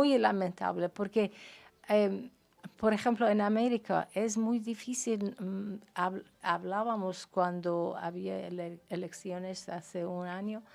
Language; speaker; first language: Spanish; non-native, fluent; Persian